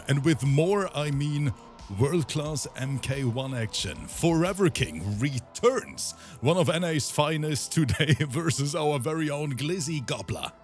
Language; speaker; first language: English; native; English